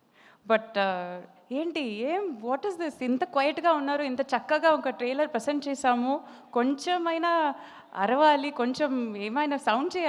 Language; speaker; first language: Telugu; non-native, fluent; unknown